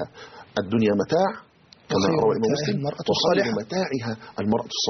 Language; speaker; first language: Arabic; native; Arabic